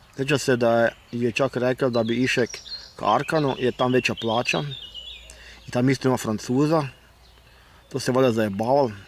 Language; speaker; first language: Bosnian; early bilingual, heritage; Bosnian